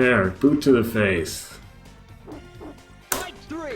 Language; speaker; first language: English; native; English